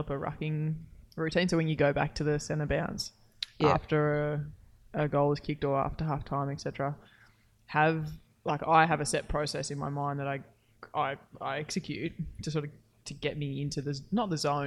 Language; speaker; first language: English; native; English